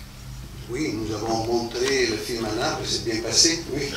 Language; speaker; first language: French; non-native, fluent; Italian